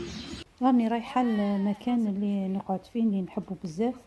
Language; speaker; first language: Arabic; native; Arabic